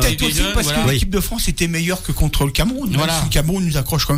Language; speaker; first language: French; native; French